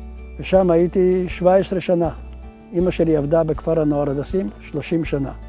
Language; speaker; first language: Hebrew; early bilingual, other home language; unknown